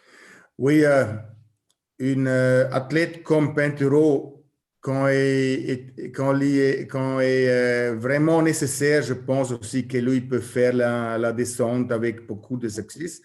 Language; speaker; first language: French; non-native, learner; German